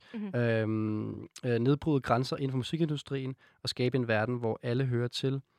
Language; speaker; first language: English; non-native, fluent; Danish